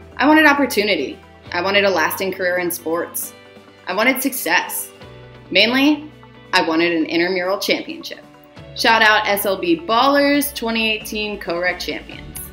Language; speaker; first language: English; native; English